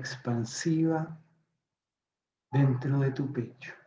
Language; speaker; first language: Spanish; native; Spanish